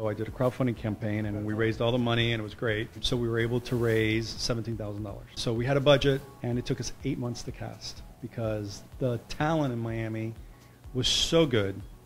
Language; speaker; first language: English; early bilingual, other home language; Spanish